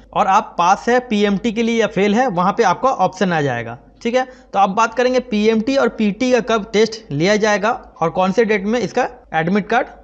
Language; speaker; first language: Hindi; non-native, local second language; Bangla